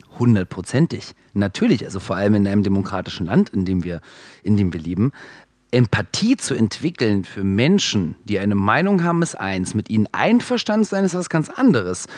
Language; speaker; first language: German; early bilingual, other home language; Russian